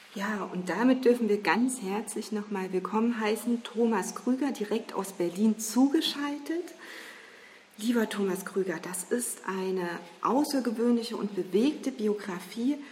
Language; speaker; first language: German; native; German